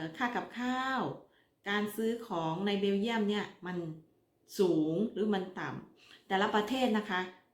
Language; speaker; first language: Thai; native; Thai